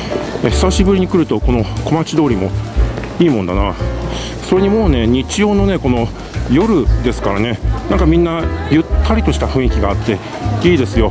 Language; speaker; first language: Japanese; native; Japanese